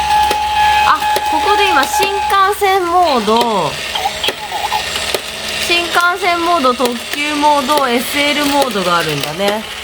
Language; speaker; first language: Japanese; native; Japanese